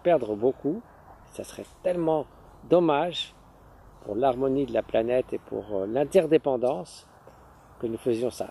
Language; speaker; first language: French; native; French